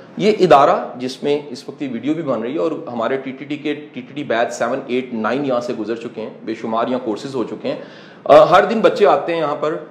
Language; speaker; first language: Urdu; non-native, local second language; Punjabi